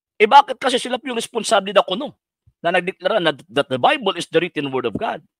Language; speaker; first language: Filipino; non-native, local second language; Cebuano